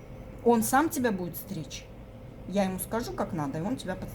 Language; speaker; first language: Russian; native; Russian